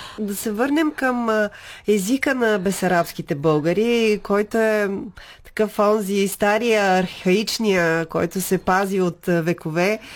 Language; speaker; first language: Bulgarian; native; Bulgarian